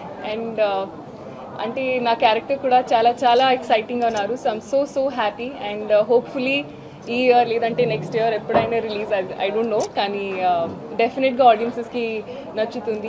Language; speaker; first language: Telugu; non-native, learner; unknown